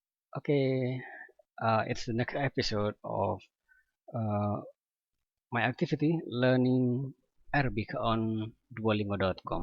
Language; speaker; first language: English; non-native, learner; Indonesian